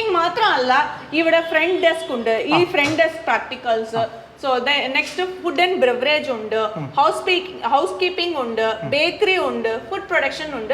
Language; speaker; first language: Malayalam; non-native, learner; Tamil